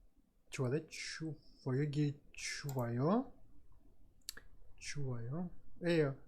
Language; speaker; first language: Korean; non-native, learner; Russian